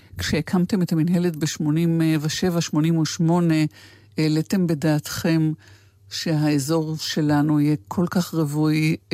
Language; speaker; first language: Hebrew; native; Hebrew